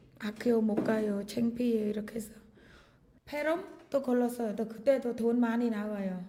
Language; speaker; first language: Korean; non-native, learner; Khmer